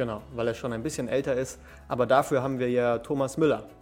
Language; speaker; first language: German; early bilingual, other home language; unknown